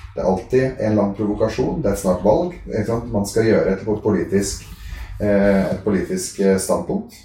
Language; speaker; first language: Norwegian; early bilingual, other home language; Arabic